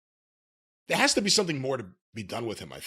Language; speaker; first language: English; native; English